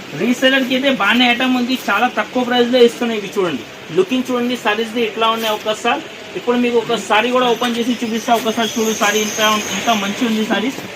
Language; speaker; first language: Telugu; non-native, local second language; Urdu